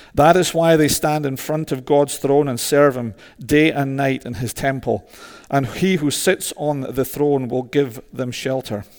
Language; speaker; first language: English; native; English